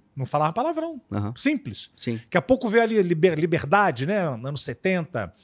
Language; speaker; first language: Portuguese; native; Portuguese